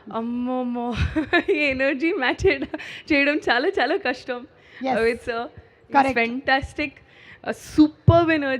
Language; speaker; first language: Telugu; non-native, learner; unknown